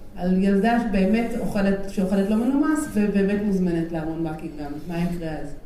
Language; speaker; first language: Hebrew; native; Hebrew